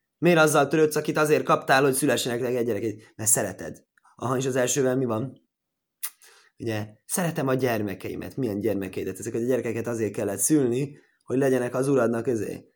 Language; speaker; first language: Hungarian; early bilingual, heritage; Hungarian